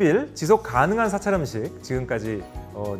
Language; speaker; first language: Korean; native; Korean